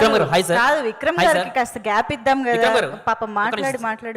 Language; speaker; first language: Telugu; native; Telugu